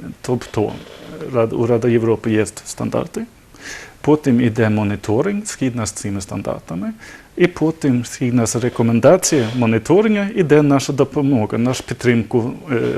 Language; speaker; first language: Ukrainian; non-native, learner; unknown